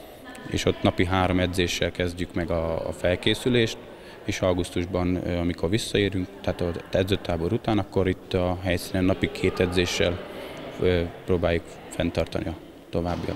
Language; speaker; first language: Hungarian; native; Hungarian